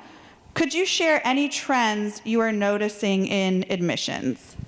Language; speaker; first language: English; native; English